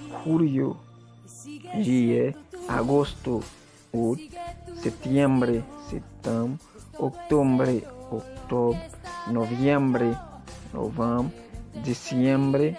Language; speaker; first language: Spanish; non-native, fluent; Haitian Creole